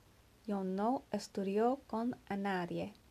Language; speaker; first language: Spanish; non-native, learner; English